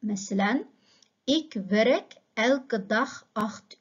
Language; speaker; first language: Dutch; non-native, fluent; Uyghur